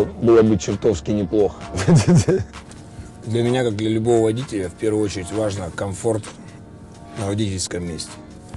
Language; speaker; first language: Russian; native; Russian